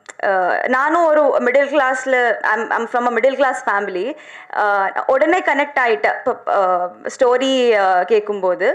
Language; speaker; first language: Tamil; non-native, learner; Telugu